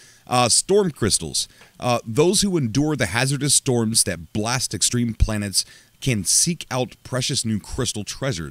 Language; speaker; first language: English; native; English